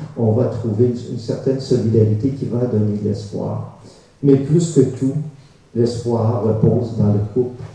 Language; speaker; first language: French; native; French